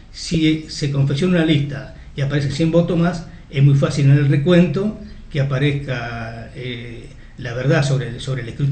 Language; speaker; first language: Spanish; native; Spanish